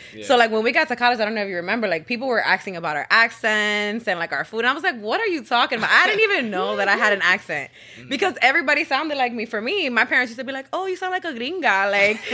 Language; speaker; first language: English; native; English